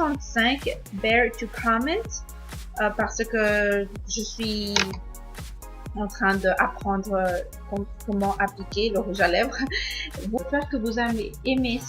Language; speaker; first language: French; non-native, learner; Spanish